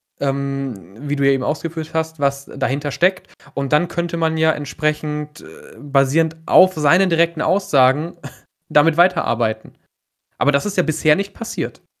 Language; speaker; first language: German; native; German